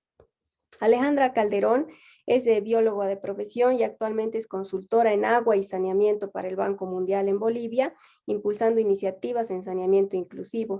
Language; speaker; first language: Spanish; native; Spanish